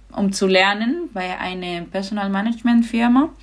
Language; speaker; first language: German; non-native, fluent; Spanish